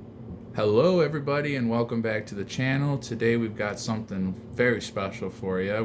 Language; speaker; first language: English; native; English